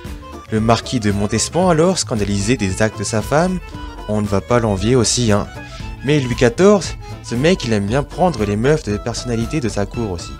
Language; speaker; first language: French; native; French